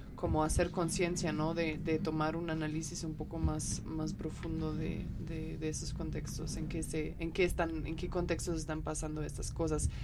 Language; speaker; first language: Spanish; non-native, fluent; German